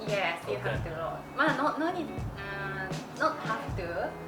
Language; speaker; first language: English; non-native, learner; Japanese